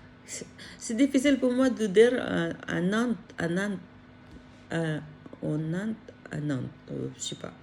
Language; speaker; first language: French; non-native, learner; Filipino